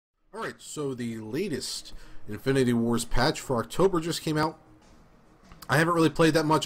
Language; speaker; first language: English; native; English